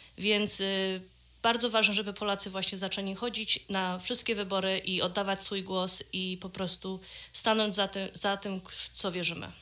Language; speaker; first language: Polish; early bilingual, heritage; Polish